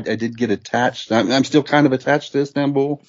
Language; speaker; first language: English; native; English